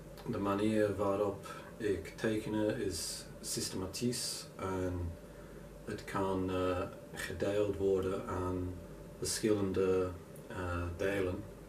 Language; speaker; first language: Dutch; non-native, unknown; English